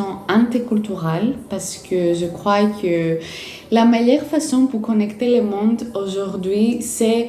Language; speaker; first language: French; non-native, fluent; Greek